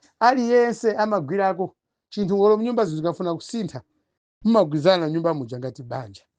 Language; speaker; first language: Nyanja; non-native, local second language; Tumbuka